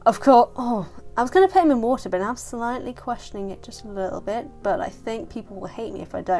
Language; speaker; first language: English; native; English